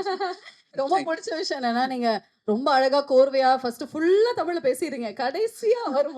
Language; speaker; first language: Tamil; native; Tamil